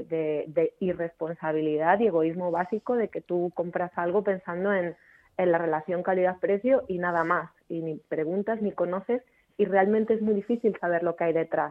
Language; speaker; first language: Spanish; native; Spanish